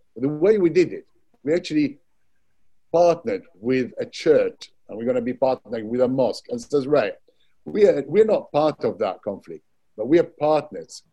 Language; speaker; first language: English; non-native, fluent; Arabic